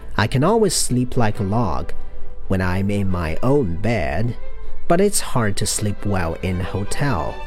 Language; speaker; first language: English; non-native, fluent; Chinese